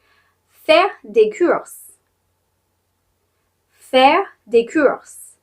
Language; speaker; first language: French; non-native, fluent; English